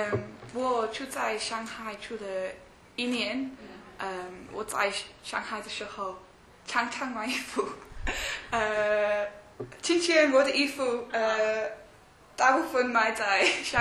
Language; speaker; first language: Chinese; non-native, learner; English